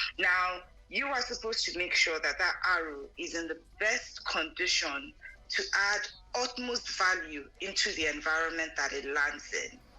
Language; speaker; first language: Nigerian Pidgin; non-native, local second language; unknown